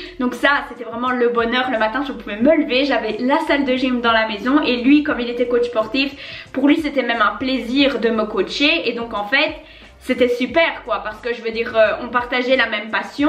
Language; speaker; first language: French; native; French